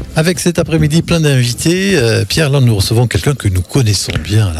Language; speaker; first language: French; native; French